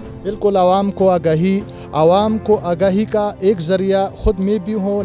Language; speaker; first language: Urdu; non-native, local second language; Pashto